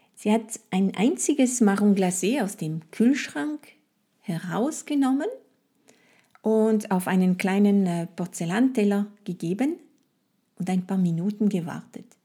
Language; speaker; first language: German; non-native, fluent; French